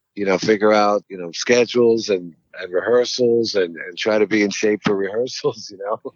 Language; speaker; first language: English; native; English